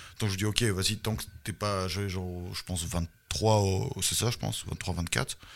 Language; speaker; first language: French; early bilingual, other home language; Russian